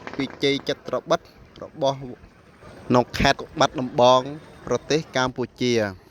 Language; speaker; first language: Khmer; native; Khmer